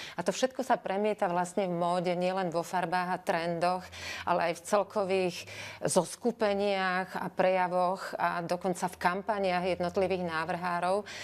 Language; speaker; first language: Slovak; native; Slovak